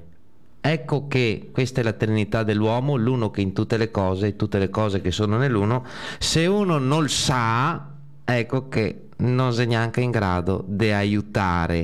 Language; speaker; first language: Italian; native; Italian